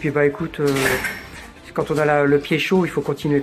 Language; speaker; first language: French; native; French